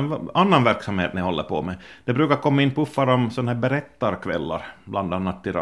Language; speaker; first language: Swedish; native; Swedish